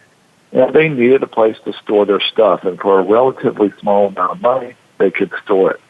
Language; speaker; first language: English; native; English